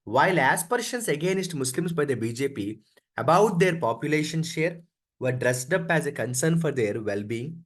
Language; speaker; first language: English; non-native, local second language; Telugu